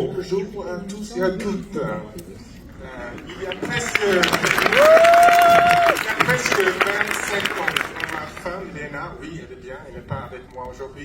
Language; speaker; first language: French; non-native, fluent; English